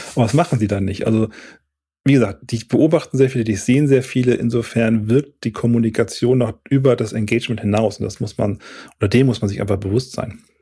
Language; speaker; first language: German; native; German